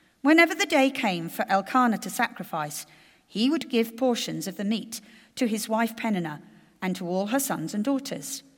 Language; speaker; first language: English; native; English